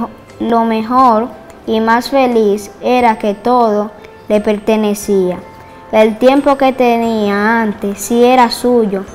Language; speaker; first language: Spanish; native; Spanish